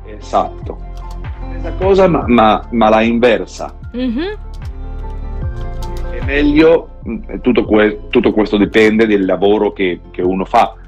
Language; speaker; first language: Italian; non-native, learner; Spanish